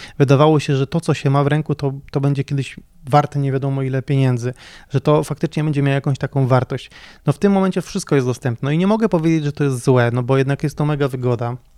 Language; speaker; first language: Polish; native; Polish